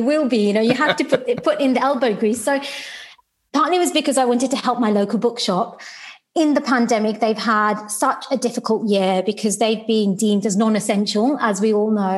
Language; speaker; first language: English; non-native, local second language; Sylheti